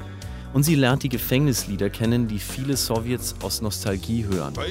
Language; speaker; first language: German; native; German